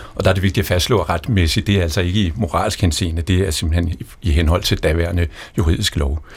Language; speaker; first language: Danish; native; Danish